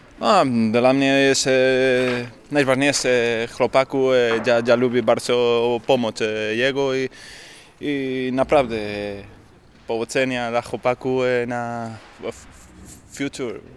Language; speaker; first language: Polish; non-native, learner; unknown